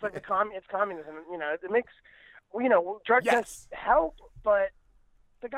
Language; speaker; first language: English; native; English